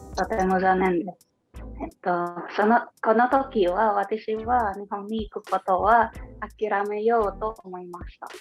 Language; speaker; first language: Japanese; non-native, learner; Indonesian